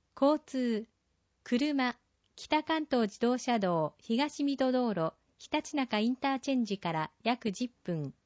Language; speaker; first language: Japanese; native; Japanese